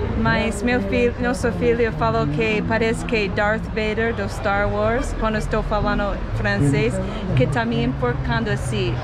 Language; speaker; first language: Portuguese; non-native, learner; English